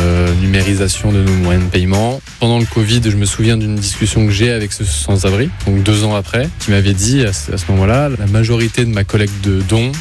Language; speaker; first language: French; native; French